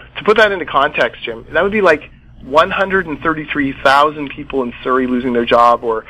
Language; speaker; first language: English; native; English